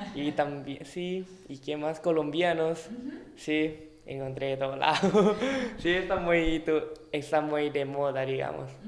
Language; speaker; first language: Spanish; non-native, fluent; Thai